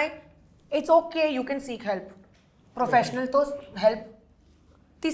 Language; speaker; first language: Telugu; non-native, learner; Hindi